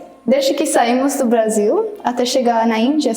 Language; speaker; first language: Portuguese; non-native, fluent; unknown